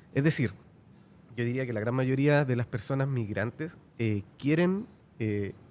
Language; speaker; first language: Spanish; native; Spanish